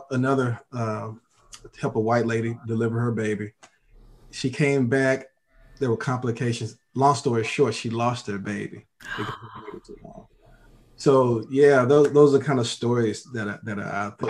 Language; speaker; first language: English; native; English